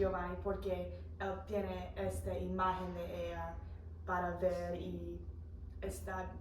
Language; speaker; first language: Spanish; non-native, fluent; English